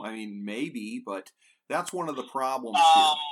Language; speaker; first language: English; native; English